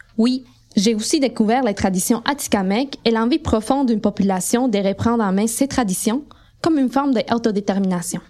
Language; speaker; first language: French; non-native, fluent; Spanish